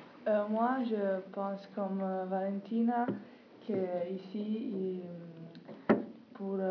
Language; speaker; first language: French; non-native, learner; Italian